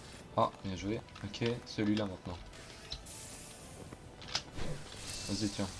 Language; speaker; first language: French; native; French